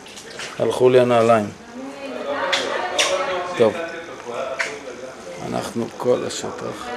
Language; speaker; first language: Hebrew; native; Hebrew